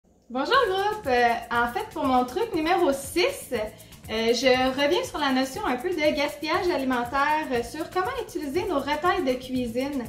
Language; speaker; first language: French; native; French